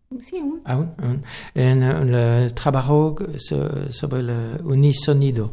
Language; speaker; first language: Spanish; non-native, learner; French